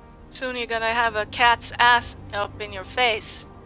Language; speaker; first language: English; non-native, fluent; Swedish